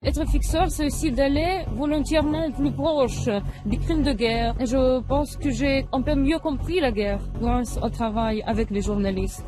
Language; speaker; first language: French; non-native, fluent; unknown